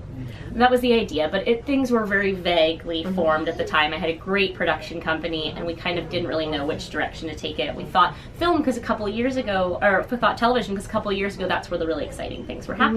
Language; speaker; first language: English; native; English